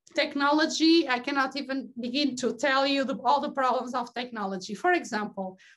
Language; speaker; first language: English; non-native, fluent; Portuguese